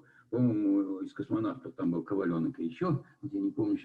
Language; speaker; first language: Russian; native; Russian